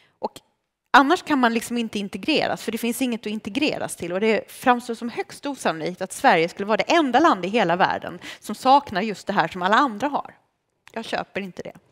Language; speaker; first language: Swedish; early bilingual, other home language; Romanian